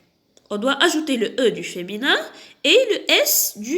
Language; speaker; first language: French; non-native, local second language; Arabic